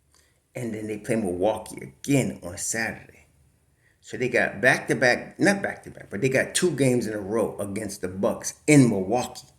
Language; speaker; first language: English; native; English